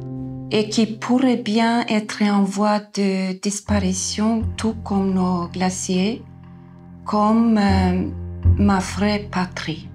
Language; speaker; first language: French; non-native, fluent; Icelandic